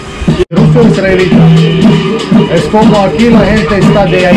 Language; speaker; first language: Spanish; non-native, learner; Russian